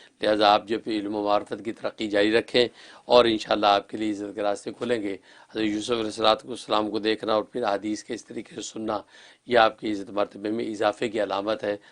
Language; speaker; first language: Urdu; native; Urdu